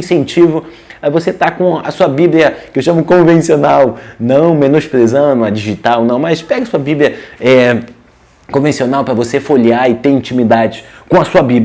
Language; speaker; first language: Portuguese; native; Portuguese